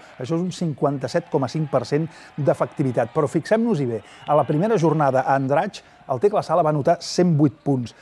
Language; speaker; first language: Catalan; native; Catalan